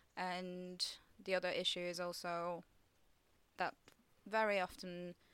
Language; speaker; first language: English; non-native, fluent; Polish